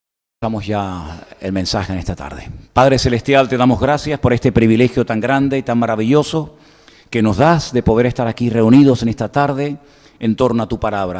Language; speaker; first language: Spanish; native; Spanish